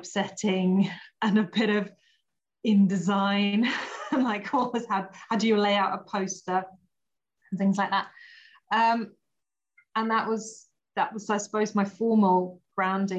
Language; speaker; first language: English; non-native, fluent; German